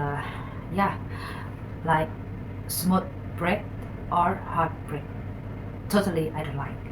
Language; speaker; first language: English; non-native, learner; Indonesian